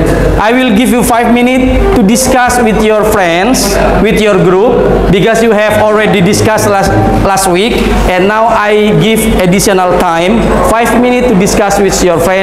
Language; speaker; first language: English; non-native, fluent; Indonesian